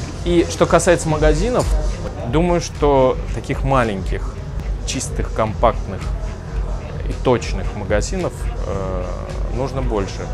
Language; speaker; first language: Russian; native; Russian